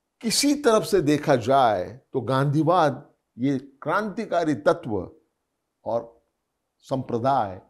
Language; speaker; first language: Hindi; non-native, local second language; Marathi